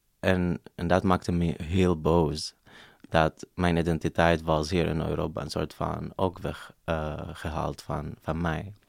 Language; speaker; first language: Dutch; non-native, fluent; Arabic